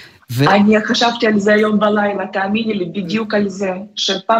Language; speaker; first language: Hebrew; non-native, fluent; Russian